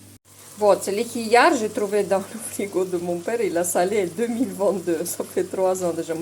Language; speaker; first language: French; non-native, fluent; Russian